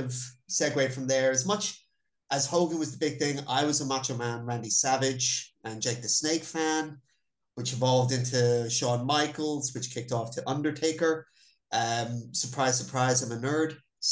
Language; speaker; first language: English; native; English